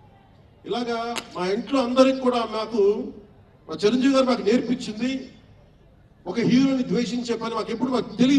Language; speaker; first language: Telugu; native; Telugu